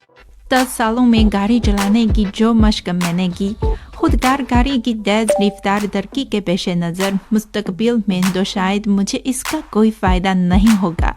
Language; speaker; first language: Urdu; non-native, fluent; Chinese